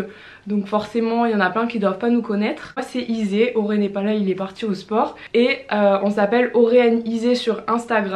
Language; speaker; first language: French; native; French